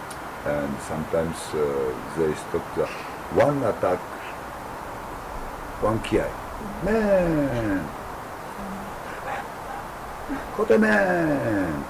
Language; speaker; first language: English; non-native, learner; Japanese